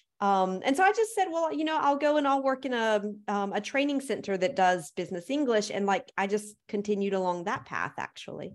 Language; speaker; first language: English; native; English